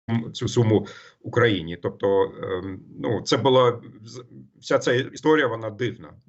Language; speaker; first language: Ukrainian; non-native, fluent; German